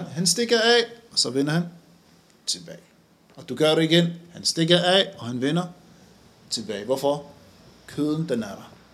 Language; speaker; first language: Danish; non-native, fluent; Arabic